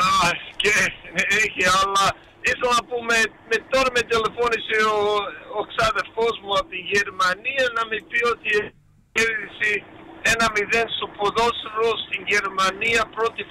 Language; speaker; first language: Greek; early bilingual, heritage; Greek